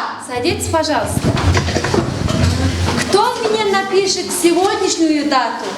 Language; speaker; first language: Russian; non-native, fluent; Mongolian